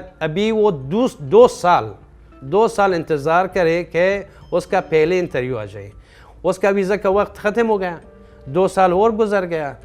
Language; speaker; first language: Hindi; non-native, fluent; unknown